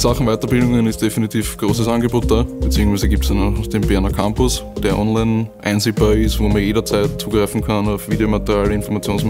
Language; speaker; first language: German; native; German